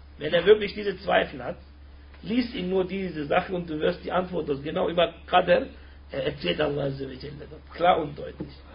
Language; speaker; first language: German; early bilingual, other home language; Turkish